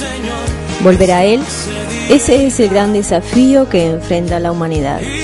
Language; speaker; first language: Spanish; native; Spanish